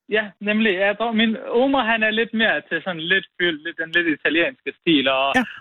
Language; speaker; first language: Danish; early bilingual, other home language; Arabic